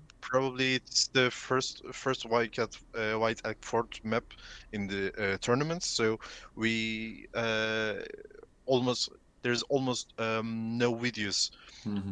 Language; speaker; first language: English; non-native, learner; Turkish